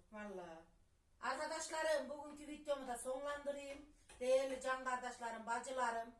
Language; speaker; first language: Turkish; native; Turkish